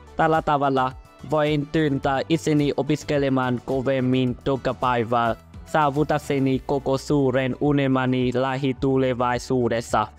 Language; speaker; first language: Finnish; non-native, learner; Vietnamese